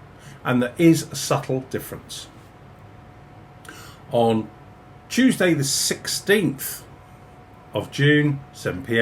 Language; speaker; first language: English; native; English